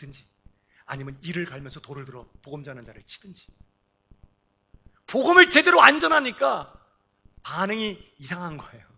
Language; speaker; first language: Korean; native; Korean